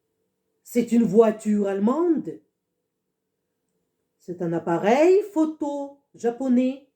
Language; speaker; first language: French; non-native, fluent; Russian